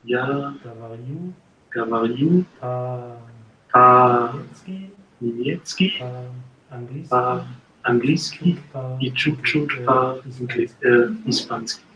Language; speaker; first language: Russian; non-native, learner; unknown